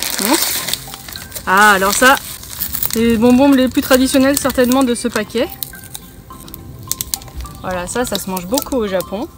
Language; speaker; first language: French; native; French